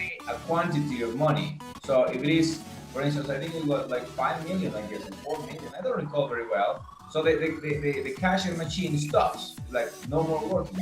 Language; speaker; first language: English; non-native, fluent; Spanish